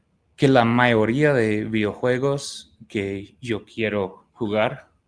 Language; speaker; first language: Spanish; non-native, fluent; English